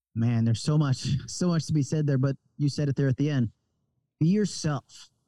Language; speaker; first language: English; native; English